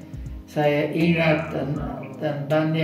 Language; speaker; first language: Indonesian; non-native, fluent; German